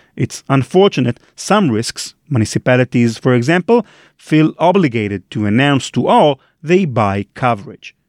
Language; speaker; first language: English; non-native, fluent; Hebrew